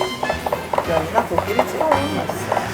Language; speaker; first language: Korean; native; Korean